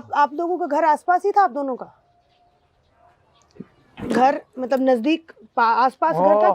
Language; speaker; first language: Hindi; native; Hindi